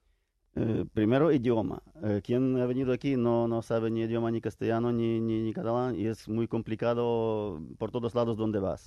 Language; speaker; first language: Spanish; non-native, fluent; Ukrainian